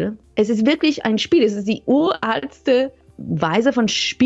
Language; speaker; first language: German; non-native, fluent; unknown